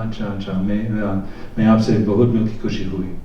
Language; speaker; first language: Hindi; non-native, learner; English